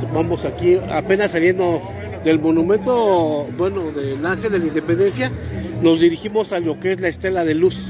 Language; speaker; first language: Spanish; native; Spanish